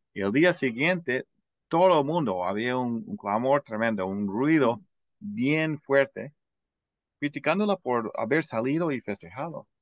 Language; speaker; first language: Spanish; non-native, fluent; English